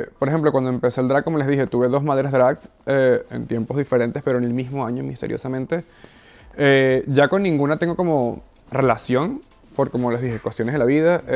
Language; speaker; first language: Spanish; native; Spanish